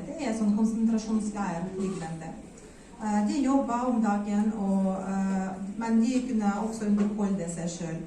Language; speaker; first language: Swedish; non-native, fluent; Ukrainian